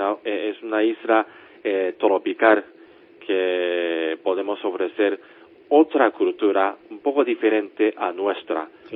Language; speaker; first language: Spanish; non-native, fluent; Japanese